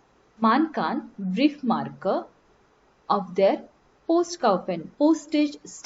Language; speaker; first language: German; non-native, learner; Marathi